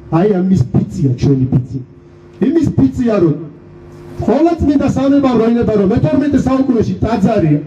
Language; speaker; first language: Georgian; non-native, local second language; Svan